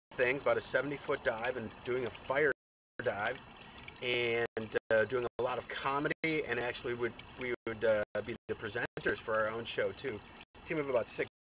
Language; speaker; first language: English; native; English